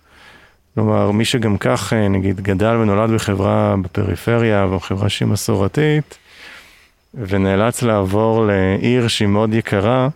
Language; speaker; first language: Hebrew; native; Hebrew